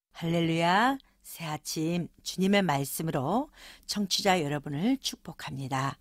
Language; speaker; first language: Korean; native; Korean